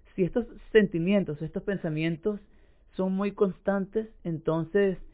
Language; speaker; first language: Spanish; native; Spanish